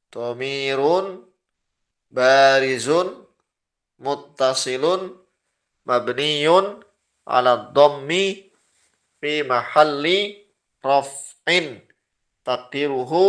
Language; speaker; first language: Arabic; non-native, fluent; Indonesian